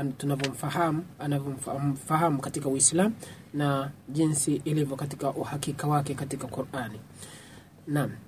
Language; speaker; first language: Swahili; native; Swahili